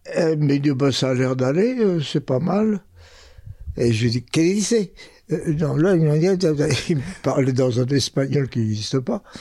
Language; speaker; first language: French; early bilingual, other home language; Spanish